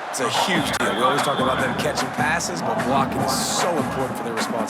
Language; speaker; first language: English; native; English